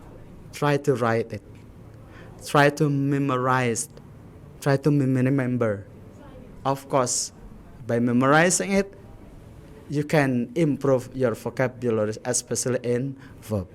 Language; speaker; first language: English; non-native, learner; Indonesian